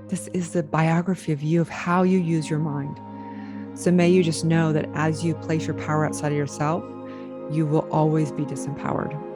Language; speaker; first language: English; native; English